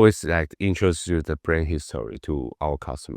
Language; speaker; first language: English; non-native, learner; Chinese